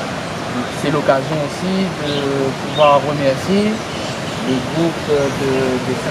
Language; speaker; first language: French; native; French